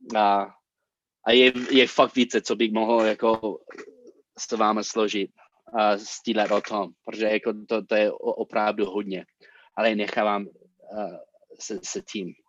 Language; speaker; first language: Czech; non-native, fluent; English